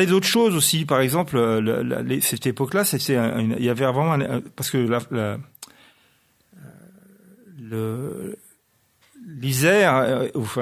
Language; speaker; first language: French; native; French